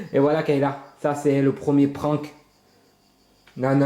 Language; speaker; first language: French; native; French